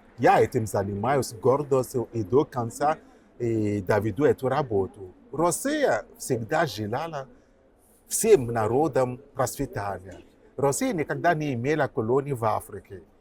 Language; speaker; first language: Russian; non-native, fluent; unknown